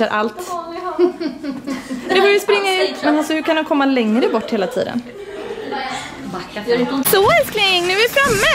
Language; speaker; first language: Swedish; native; Swedish